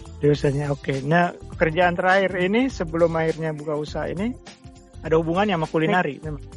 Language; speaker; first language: Indonesian; native; Indonesian